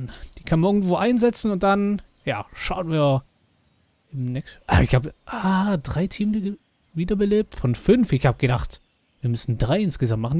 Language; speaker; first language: German; native; German